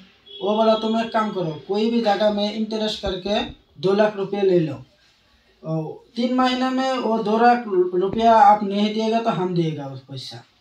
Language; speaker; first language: Hindi; non-native, local second language; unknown